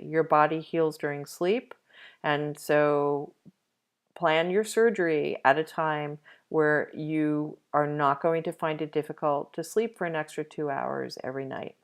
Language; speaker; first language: English; native; English